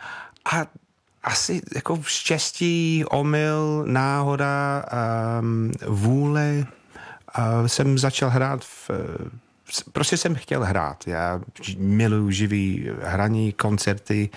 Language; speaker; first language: Czech; non-native, fluent; English